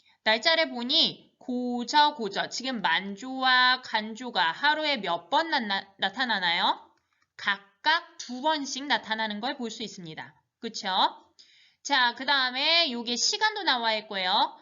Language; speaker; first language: Korean; native; Korean